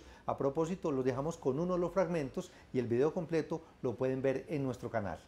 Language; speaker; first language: Spanish; native; Spanish